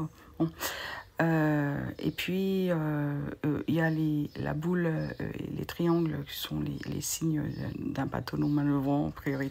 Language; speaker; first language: French; native; French